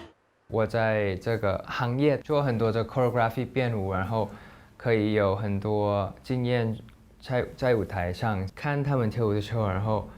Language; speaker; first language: Chinese; non-native, fluent; Thai